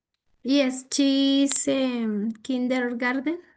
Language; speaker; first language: English; non-native, learner; Spanish